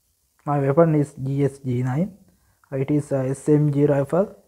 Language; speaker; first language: English; non-native, learner; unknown